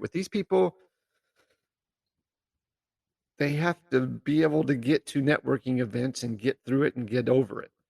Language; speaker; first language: English; native; English